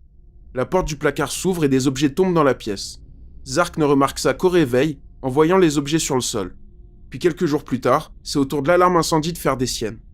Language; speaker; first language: French; native; French